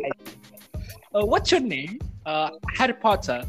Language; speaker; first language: English; non-native, learner; Indonesian